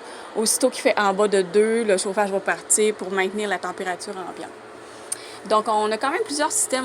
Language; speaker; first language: French; native; French